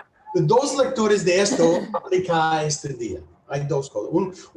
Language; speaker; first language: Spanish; non-native, learner; English